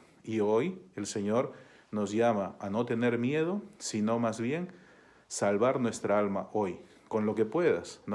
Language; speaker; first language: Spanish; native; Spanish